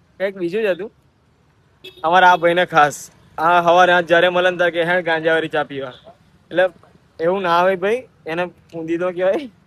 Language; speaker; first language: Gujarati; native; Gujarati